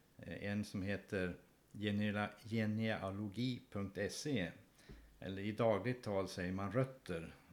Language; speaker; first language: Swedish; native; Swedish